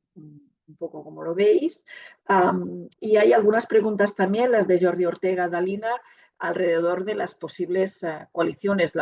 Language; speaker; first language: Spanish; non-native, local second language; Catalan